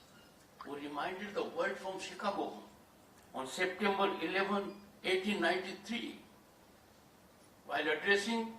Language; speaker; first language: English; non-native, local second language; Hindi